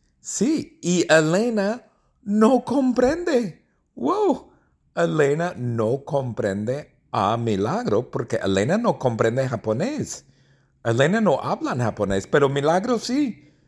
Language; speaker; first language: Spanish; non-native, fluent; English